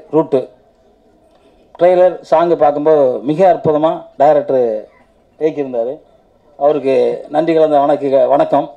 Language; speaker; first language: Tamil; native; Tamil